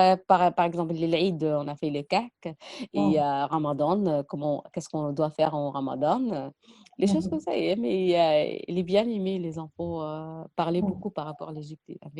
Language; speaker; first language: French; non-native, learner; Arabic